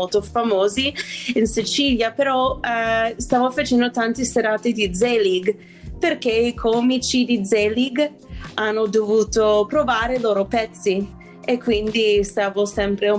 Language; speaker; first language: Italian; non-native, fluent; English